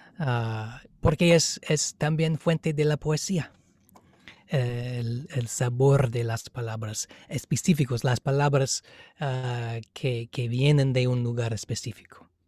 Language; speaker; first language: Spanish; non-native, fluent; English